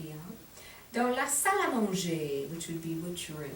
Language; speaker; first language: French; non-native, fluent; English